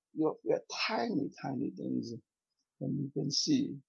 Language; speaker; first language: English; non-native, fluent; Vietnamese